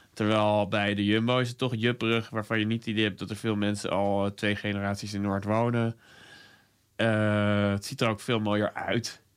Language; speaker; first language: Dutch; native; Dutch